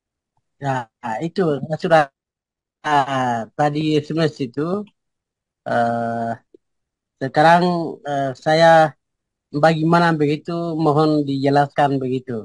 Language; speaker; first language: Indonesian; non-native, local second language; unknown